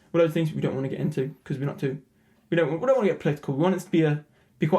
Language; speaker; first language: English; native; English